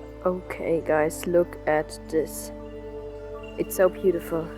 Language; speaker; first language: English; non-native, learner; German